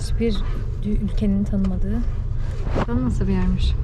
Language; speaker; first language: Turkish; native; Turkish